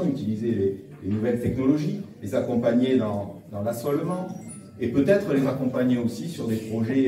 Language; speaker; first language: French; native; French